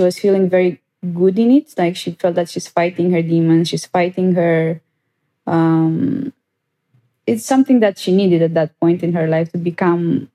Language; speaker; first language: English; non-native, fluent; Romanian